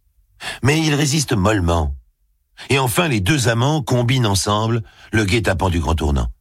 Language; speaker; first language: French; native; French